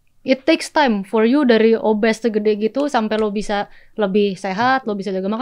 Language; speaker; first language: Indonesian; native; Indonesian